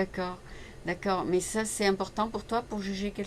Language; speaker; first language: French; native; French